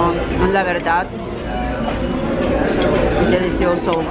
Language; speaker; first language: Spanish; non-native, learner; Russian